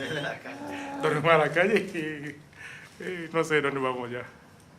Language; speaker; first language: Spanish; non-native, learner; Wolof